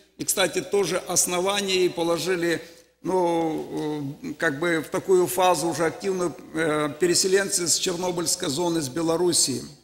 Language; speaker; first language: Russian; native; Russian